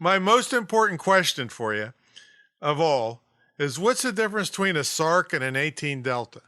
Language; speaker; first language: English; native; English